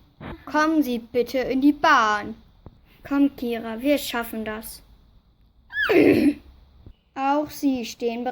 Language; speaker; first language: German; native; German